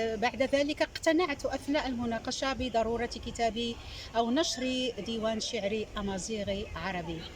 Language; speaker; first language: Arabic; non-native, local second language; Tachelhit